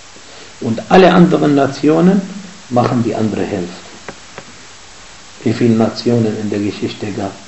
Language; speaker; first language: German; non-native, fluent; Arabic